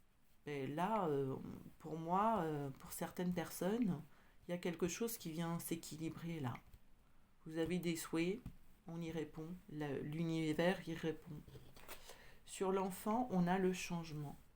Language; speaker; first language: French; native; French